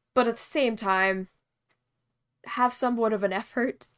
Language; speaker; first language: English; native; English